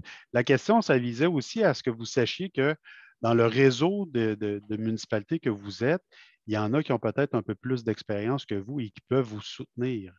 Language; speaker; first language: French; native; French